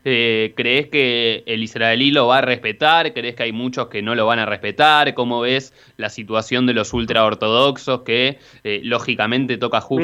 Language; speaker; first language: Spanish; native; Spanish